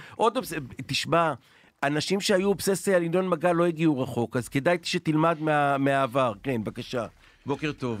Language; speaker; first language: Hebrew; native; Hebrew